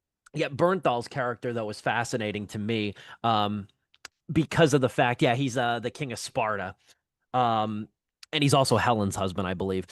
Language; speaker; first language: English; native; English